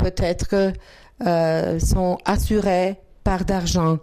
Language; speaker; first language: French; non-native, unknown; Croatian